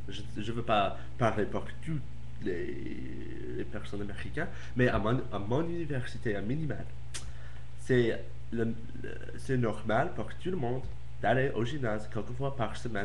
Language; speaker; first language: French; non-native, learner; English